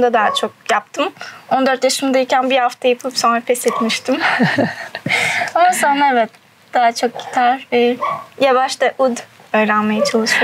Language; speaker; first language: Turkish; early bilingual, heritage; Turkish